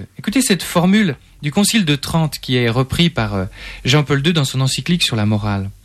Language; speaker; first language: French; native; French